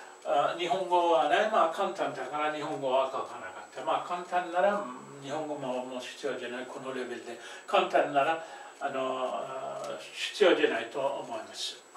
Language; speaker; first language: Japanese; non-native, fluent; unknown